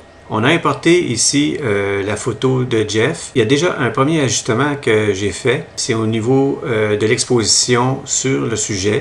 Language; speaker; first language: French; native; French